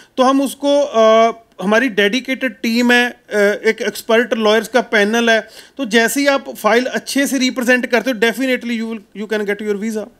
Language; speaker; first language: Hindi; non-native, local second language; Punjabi